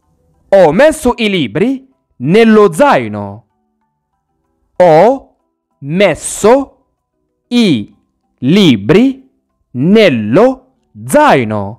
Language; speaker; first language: Italian; non-native, learner; Arabic